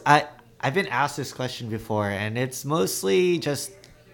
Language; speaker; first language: English; native; English